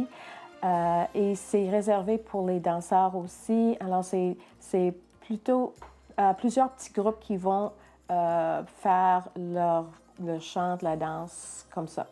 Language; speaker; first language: French; non-native, local second language; English